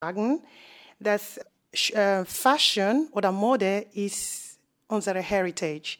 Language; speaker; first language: German; non-native, fluent; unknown